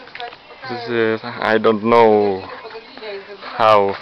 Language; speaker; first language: English; non-native, learner; Russian